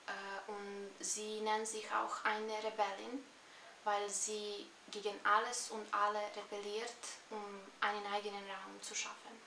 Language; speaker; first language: German; non-native, fluent; Serbian